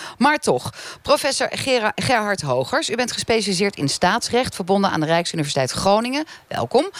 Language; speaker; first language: Dutch; native; Dutch